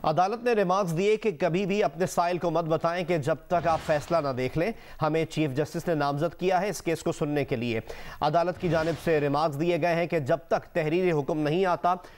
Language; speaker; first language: Urdu; native; Urdu